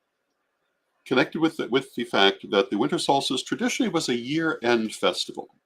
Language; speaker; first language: English; native; English